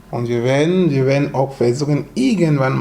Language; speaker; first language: German; non-native, fluent; French